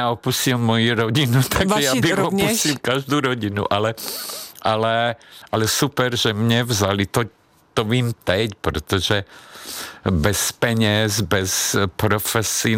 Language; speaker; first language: Czech; non-native, fluent; Hungarian